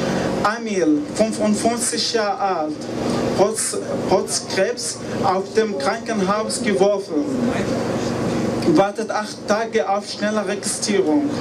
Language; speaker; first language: German; non-native, learner; Arabic